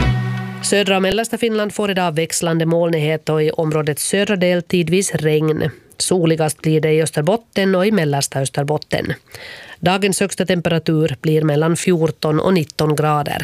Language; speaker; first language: Swedish; native; Swedish